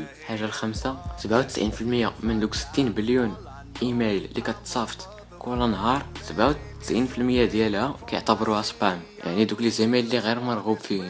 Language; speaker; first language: Arabic; native; Arabic